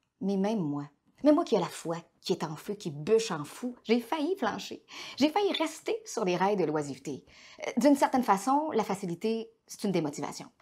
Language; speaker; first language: French; native; French